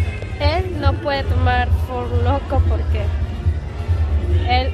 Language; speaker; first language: Spanish; non-native, learner; English